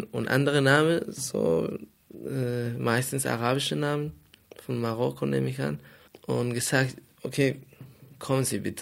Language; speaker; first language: German; non-native, fluent; Spanish